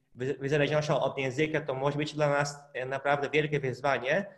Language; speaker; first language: Polish; non-native, fluent; Portuguese